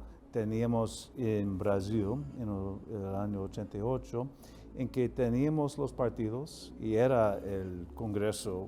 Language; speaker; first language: Spanish; non-native, fluent; English